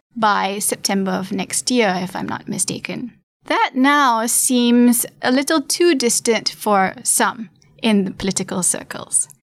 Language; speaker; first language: English; non-native, local second language; Malay